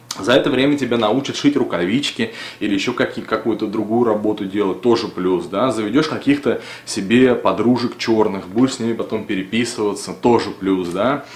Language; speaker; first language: Russian; native; Russian